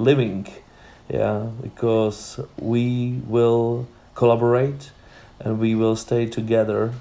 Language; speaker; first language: English; non-native, learner; Czech